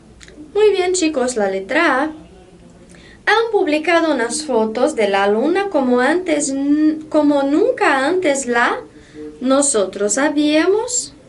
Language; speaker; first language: Spanish; non-native, fluent; Portuguese